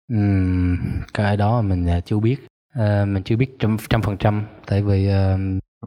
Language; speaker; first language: Vietnamese; early bilingual, other home language; German